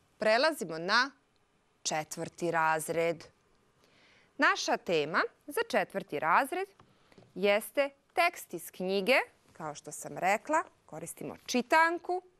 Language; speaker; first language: Serbian; non-native, local second language; Hungarian